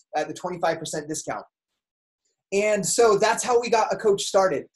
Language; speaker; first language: English; native; English